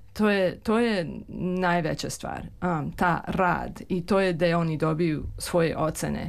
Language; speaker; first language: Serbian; early bilingual, heritage; Serbian